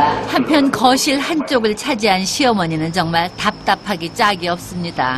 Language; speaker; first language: Korean; native; Korean